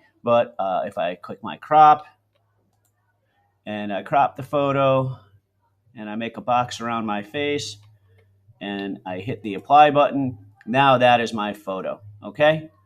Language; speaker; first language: English; native; English